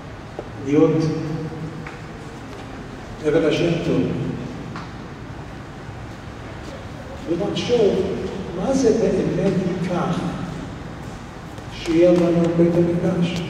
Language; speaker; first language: Hebrew; non-native, fluent; English